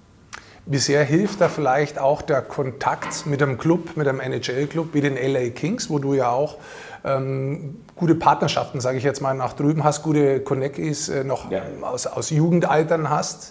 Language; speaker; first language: German; native; German